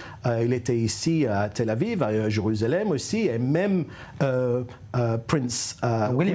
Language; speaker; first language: French; non-native, fluent; English